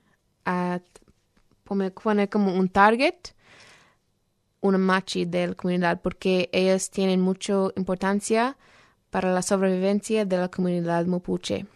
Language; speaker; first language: Spanish; non-native, fluent; English